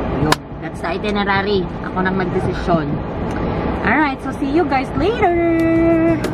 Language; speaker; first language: Filipino; native; Filipino